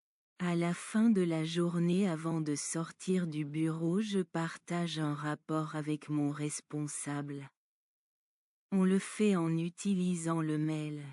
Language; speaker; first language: French; non-native, learner; Bangla